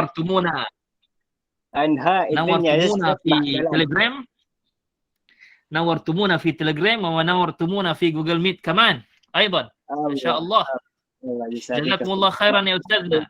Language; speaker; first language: Arabic; non-native, fluent; Malay